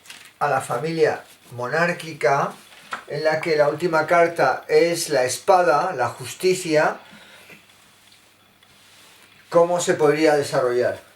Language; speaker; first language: Spanish; native; Spanish